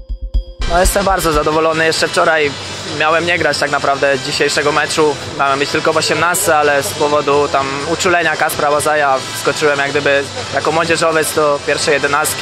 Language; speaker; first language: Polish; native; Polish